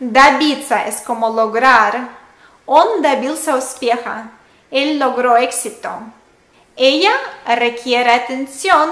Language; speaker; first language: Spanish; non-native, fluent; Russian